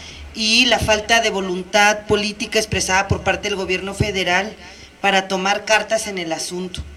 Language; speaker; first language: Spanish; native; Spanish